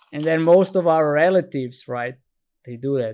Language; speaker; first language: English; non-native, fluent; Slovenian